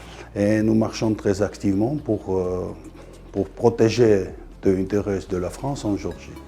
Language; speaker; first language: French; non-native, fluent; Georgian